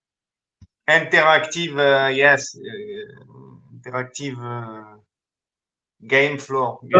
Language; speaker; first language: English; non-native, learner; French